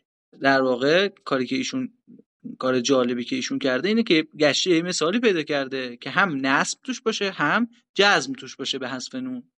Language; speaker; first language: Persian; native; Persian